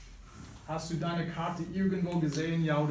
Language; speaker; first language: German; non-native, fluent; English